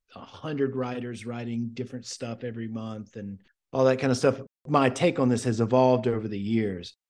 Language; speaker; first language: English; native; English